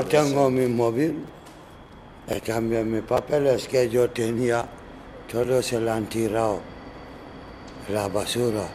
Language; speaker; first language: Spanish; non-native, learner; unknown